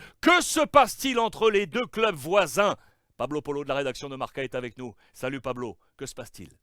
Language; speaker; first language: French; native; French